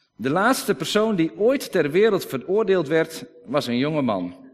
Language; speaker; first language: Dutch; native; Dutch